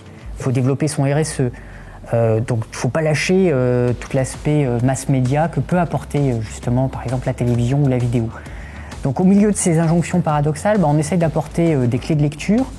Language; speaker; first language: French; native; French